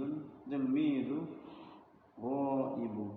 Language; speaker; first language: Arabic; non-native, learner; Indonesian